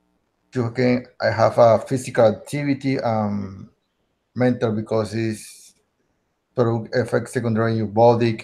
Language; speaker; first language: English; non-native, learner; Spanish